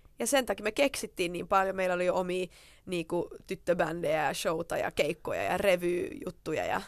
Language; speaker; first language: Finnish; non-native, local second language; Swedish